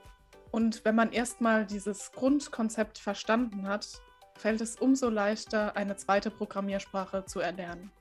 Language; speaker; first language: German; native; German